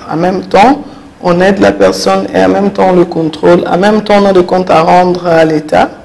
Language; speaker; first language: French; non-native, local second language; Lingala